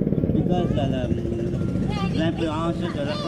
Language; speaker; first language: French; non-native, learner; Vietnamese